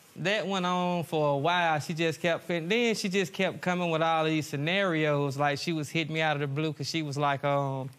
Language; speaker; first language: English; native; English